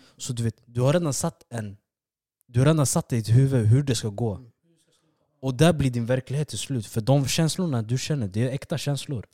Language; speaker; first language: Swedish; early bilingual, other home language; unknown